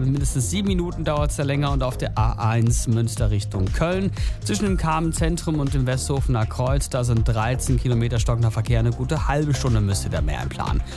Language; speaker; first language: German; native; German